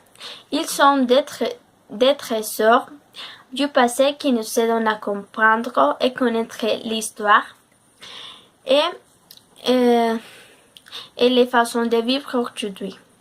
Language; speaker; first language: French; non-native, learner; Spanish